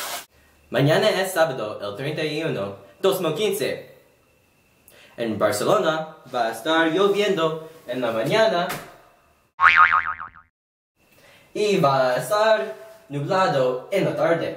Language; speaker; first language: Spanish; non-native, learner; English